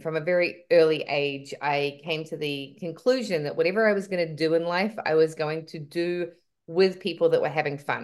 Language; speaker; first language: English; native; English